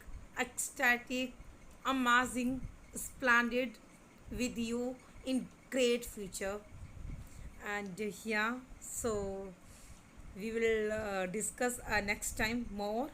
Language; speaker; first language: English; non-native, local second language; Hindi